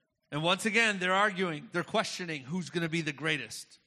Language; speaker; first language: English; native; English